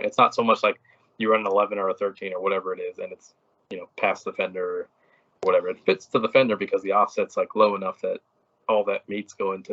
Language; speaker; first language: English; native; English